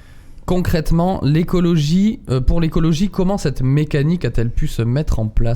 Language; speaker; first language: French; native; French